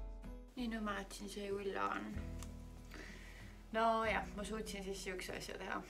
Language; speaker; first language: Estonian; native; Estonian